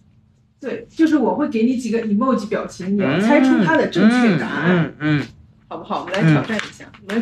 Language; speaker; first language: Chinese; native; Chinese